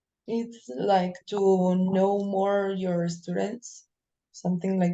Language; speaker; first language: English; non-native, learner; Spanish